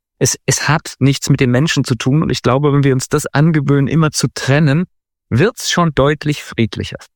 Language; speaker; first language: German; native; German